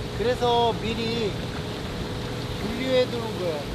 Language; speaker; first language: Korean; native; Korean